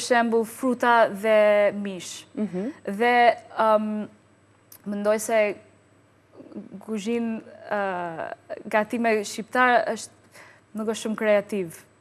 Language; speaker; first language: Albanian; non-native, learner; English